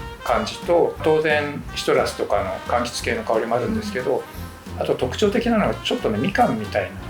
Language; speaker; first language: Japanese; native; Japanese